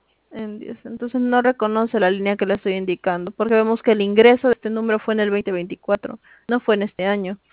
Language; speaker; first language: Spanish; native; Spanish